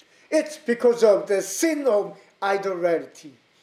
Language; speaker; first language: English; non-native, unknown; Korean